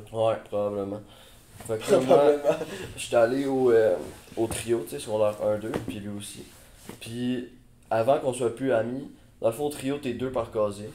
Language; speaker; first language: French; native; French